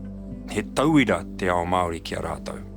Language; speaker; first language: Māori; non-native, local second language; English